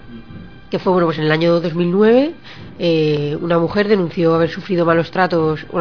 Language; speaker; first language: Spanish; native; Spanish